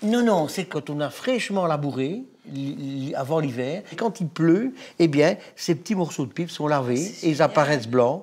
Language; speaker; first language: French; native; French